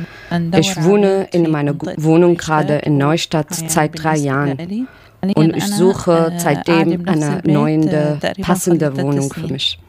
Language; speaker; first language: German; non-native, learner; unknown